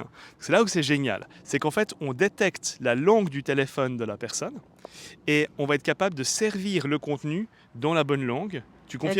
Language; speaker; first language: French; native; French